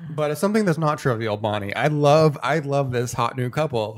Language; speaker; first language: English; native; English